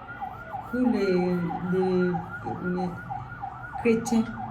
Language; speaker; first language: French; non-native, local second language; Sango